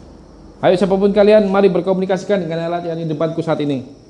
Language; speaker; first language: Indonesian; native; Indonesian